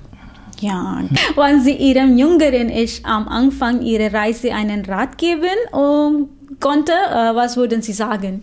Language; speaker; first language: German; non-native, fluent; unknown